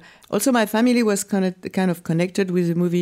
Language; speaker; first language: English; non-native, fluent; French